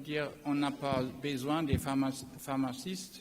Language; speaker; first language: French; non-native, learner; German